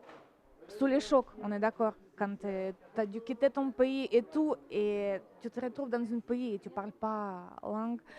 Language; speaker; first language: French; non-native, fluent; Ukrainian